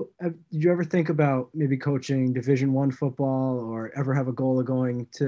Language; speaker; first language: English; native; English